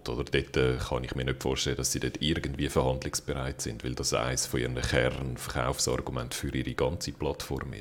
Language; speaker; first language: German; native; German